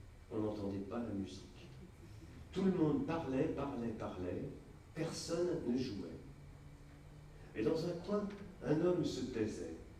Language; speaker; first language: French; native; French